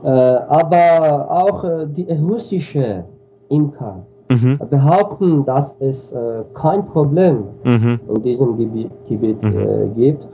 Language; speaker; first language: German; non-native, fluent; Armenian